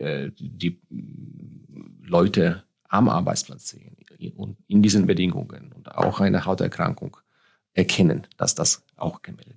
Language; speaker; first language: German; non-native, fluent; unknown